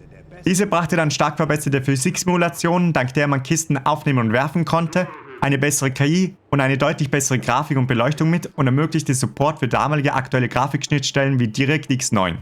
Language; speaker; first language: German; native; German